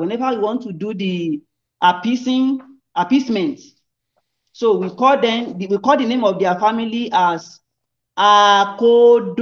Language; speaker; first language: English; non-native, local second language; Yoruba